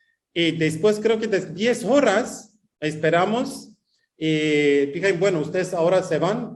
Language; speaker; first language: Spanish; non-native, fluent; Kurdish